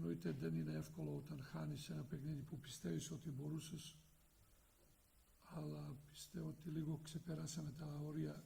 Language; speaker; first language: Greek; non-native, fluent; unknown